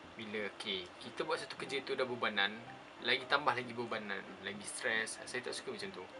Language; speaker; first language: Malay; native; Malay